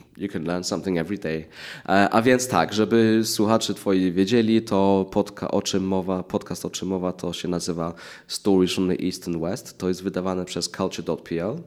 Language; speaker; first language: Polish; early bilingual, heritage; English